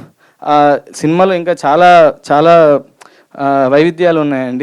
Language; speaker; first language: Telugu; native; Telugu